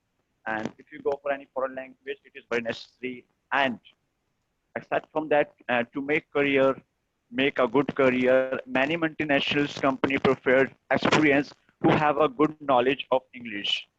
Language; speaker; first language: English; non-native, learner; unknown